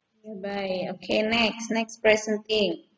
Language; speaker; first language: English; non-native, learner; Indonesian